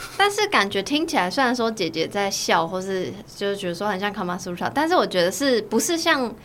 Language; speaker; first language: Chinese; native; Chinese